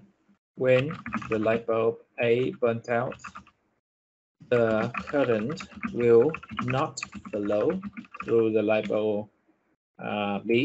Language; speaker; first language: English; non-native, fluent; Vietnamese